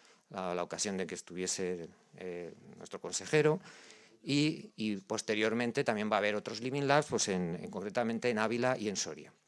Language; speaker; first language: Spanish; native; Spanish